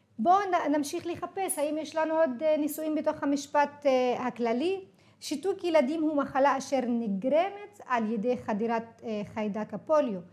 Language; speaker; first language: Hebrew; non-native, local second language; Arabic